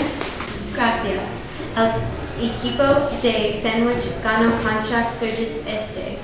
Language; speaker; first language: Spanish; non-native, learner; English